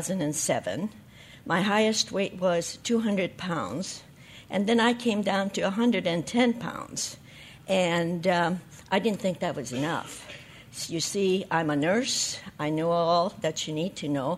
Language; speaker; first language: English; non-native, fluent; Hungarian